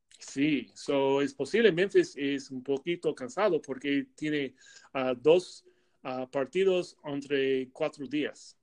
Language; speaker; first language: Spanish; non-native, learner; English